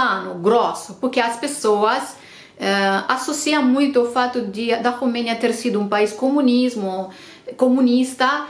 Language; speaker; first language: Portuguese; non-native, fluent; Romanian